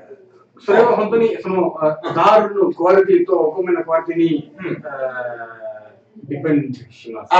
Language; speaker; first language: Japanese; non-native, learner; Tamil